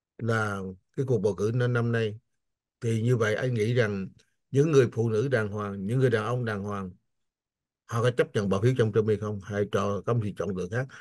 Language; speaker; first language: Vietnamese; native; Vietnamese